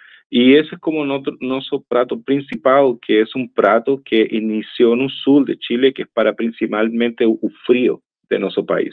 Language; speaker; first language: Portuguese; non-native, fluent; Spanish